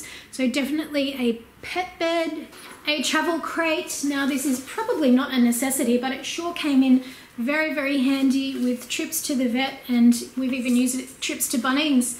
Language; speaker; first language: English; native; English